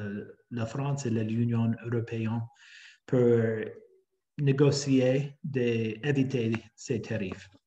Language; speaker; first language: French; non-native, fluent; English